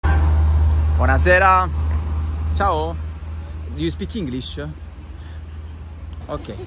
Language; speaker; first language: English; non-native, learner; Italian